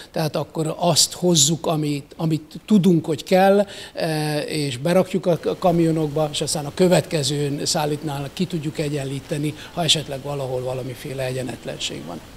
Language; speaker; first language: Hungarian; native; Hungarian